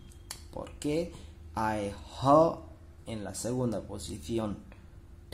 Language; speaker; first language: Spanish; non-native, fluent; Hindi